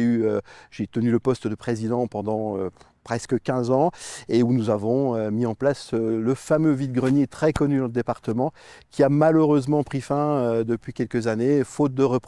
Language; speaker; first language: French; native; French